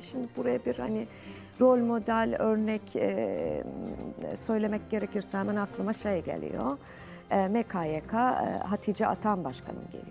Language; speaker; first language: Turkish; native; Turkish